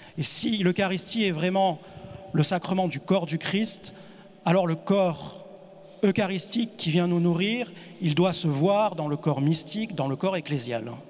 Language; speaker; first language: French; native; French